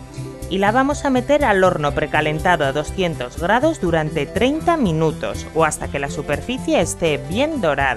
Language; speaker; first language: Spanish; native; Spanish